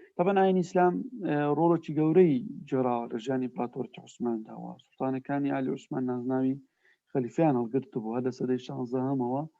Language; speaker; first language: Central Kurdish; native; Central Kurdish